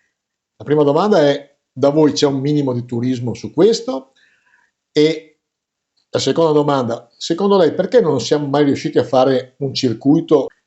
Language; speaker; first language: Italian; native; Italian